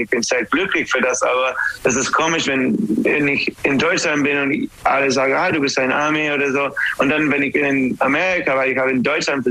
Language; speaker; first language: German; non-native, fluent; English